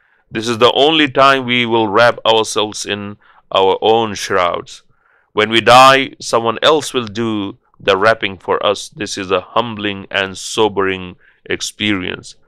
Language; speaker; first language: English; non-native, local second language; Urdu